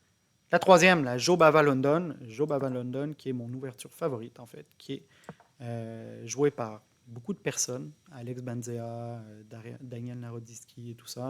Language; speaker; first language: French; native; French